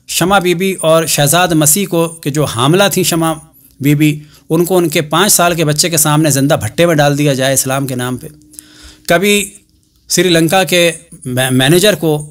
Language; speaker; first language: Urdu; native; Urdu